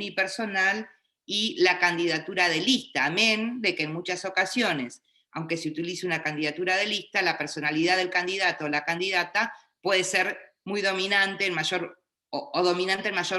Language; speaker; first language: Spanish; native; Spanish